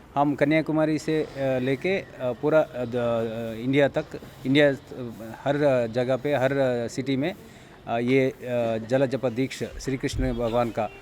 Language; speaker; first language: Hindi; non-native, local second language; Telugu